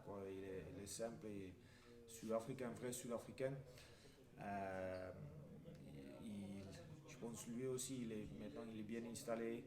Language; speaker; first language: French; non-native, fluent; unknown